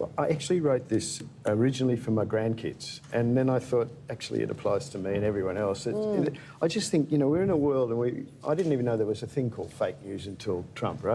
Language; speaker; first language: English; native; English